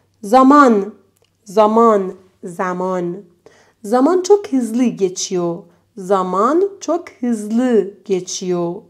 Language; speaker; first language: Turkish; non-native, fluent; Persian